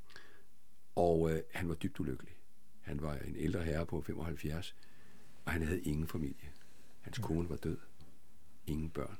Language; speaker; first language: Danish; native; Danish